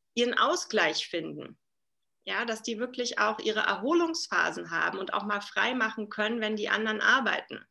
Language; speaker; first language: German; native; German